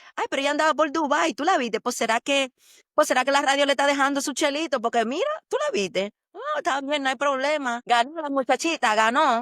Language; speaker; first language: Spanish; early bilingual, heritage; Spanish